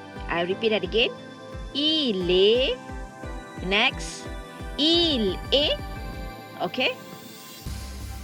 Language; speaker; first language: French; non-native, learner; Malay